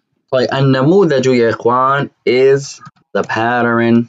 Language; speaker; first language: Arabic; non-native, fluent; English